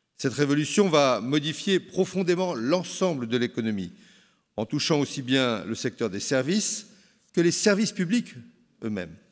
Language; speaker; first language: French; native; French